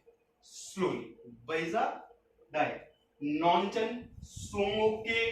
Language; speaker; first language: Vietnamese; non-native, learner; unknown